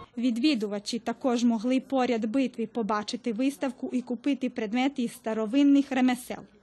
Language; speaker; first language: Ukrainian; early bilingual, heritage; Ukrainian